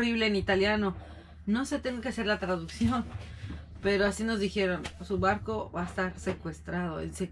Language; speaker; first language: Spanish; native; Spanish